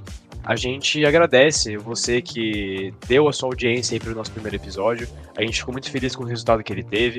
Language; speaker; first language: Portuguese; native; Portuguese